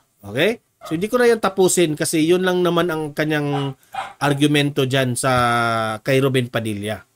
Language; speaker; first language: Filipino; non-native, local second language; Cebuano